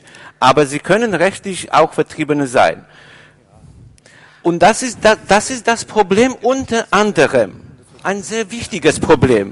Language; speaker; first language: German; non-native, fluent; Polish